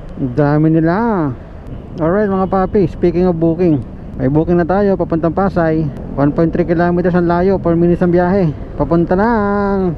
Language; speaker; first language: Filipino; native; Filipino